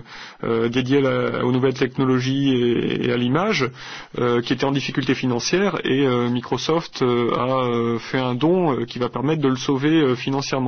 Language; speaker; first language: French; native; French